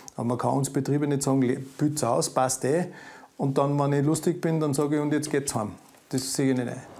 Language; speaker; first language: German; native; German